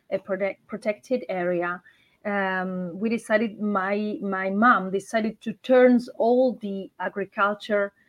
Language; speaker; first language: English; non-native, fluent; Italian